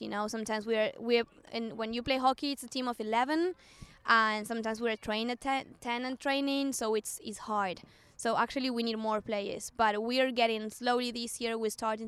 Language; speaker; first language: English; non-native, fluent; Spanish